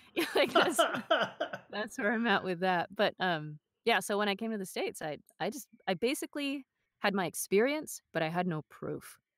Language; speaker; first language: English; native; English